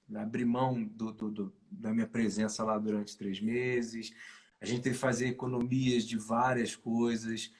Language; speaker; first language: Portuguese; native; Portuguese